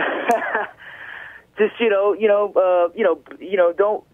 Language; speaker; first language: English; native; English